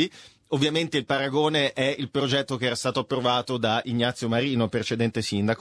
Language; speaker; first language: Italian; native; Italian